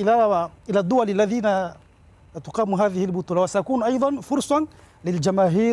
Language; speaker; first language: Arabic; non-native, local second language; Comorian